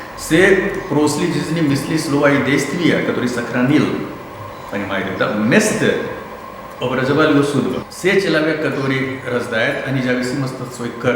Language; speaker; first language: Russian; non-native, learner; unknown